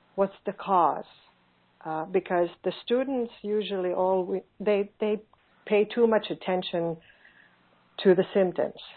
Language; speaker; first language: English; non-native, fluent; Finnish